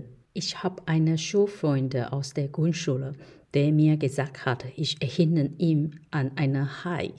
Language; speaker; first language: German; non-native, fluent; Chinese